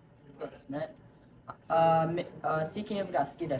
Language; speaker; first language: Japanese; non-native, learner; English